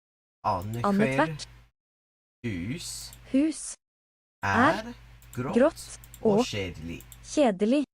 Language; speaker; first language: Norwegian; non-native, learner; English